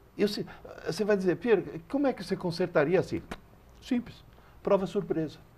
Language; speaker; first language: Portuguese; early bilingual, other home language; Italian